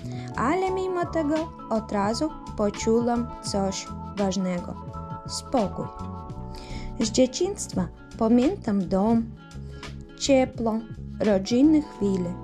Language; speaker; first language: Polish; early bilingual, heritage; Polish